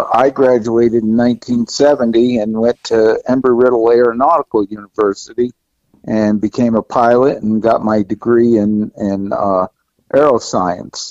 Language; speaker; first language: English; native; English